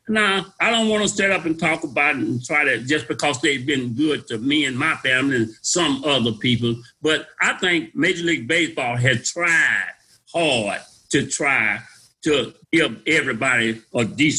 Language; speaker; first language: English; native; English